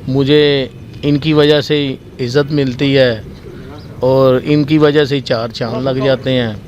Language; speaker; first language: Urdu; non-native, local second language; Punjabi